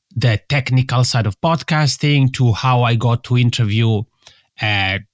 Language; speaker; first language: English; non-native, fluent; Italian